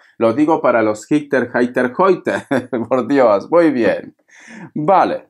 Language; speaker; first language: Spanish; native; Spanish